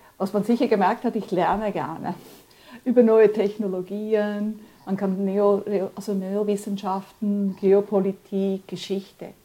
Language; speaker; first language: German; early bilingual, other home language; Spanish